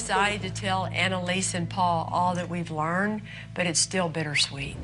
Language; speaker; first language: English; native; English